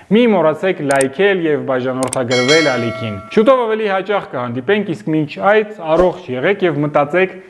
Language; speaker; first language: Armenian; native; Armenian